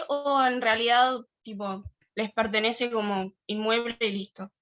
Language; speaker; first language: Spanish; native; Spanish